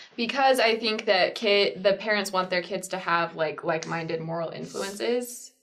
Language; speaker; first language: English; native; English